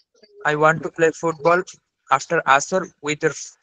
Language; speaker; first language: English; non-native, learner; Bangla